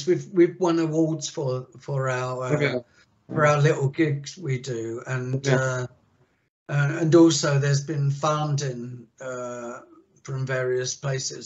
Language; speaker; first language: English; native; English